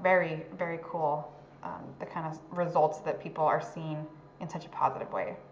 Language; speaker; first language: English; native; English